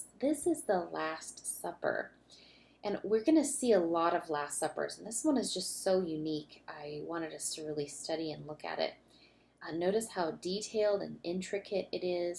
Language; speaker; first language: English; native; English